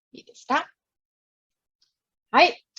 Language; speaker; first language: Japanese; non-native, fluent; Chinese